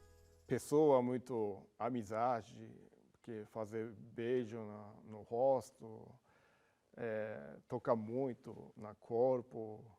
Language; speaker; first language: Portuguese; non-native, learner; Japanese